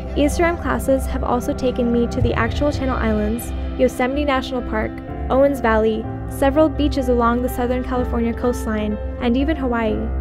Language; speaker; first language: English; native; English